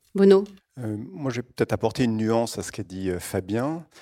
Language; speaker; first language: French; native; French